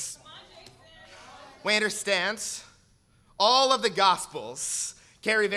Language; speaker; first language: English; native; English